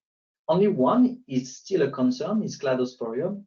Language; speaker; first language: English; non-native, fluent; French